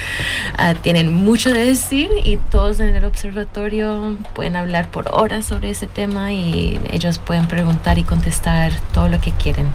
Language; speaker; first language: Spanish; early bilingual, heritage; Spanish